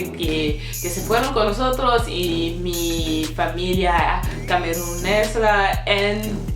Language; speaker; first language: Spanish; non-native, fluent; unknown